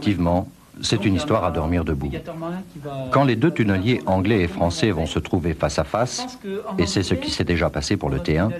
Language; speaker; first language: French; native; French